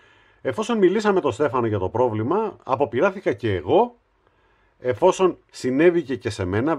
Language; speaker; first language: Greek; native; Greek